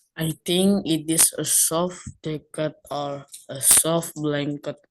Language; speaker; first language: English; non-native, learner; Indonesian